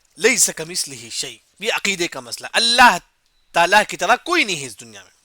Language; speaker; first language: Urdu; native; Urdu